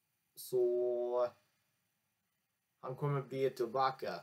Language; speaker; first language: Swedish; non-native, learner; English